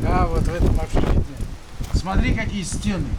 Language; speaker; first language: Russian; non-native, local second language; Kazakh